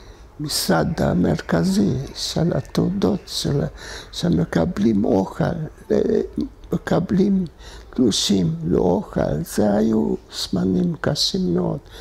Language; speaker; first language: Hebrew; non-native, fluent; Hungarian